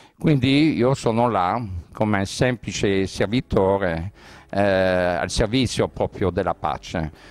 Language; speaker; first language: Italian; non-native, fluent; French